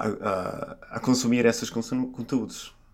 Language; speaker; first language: Portuguese; non-native, fluent; Italian